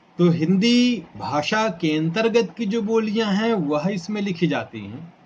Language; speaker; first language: Hindi; native; Hindi